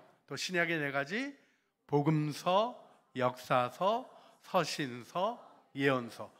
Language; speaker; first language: Korean; native; Korean